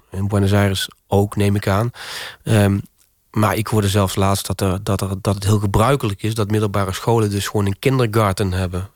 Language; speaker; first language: Dutch; native; Dutch